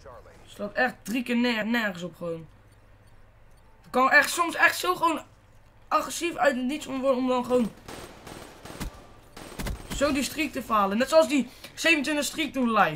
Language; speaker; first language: Dutch; native; Dutch